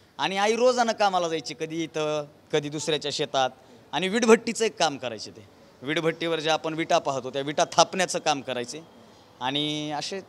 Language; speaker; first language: Marathi; native; Marathi